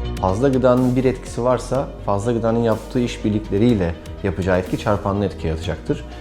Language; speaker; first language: Turkish; native; Turkish